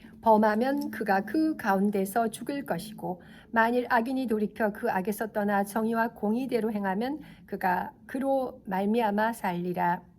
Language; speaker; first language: Korean; native; Korean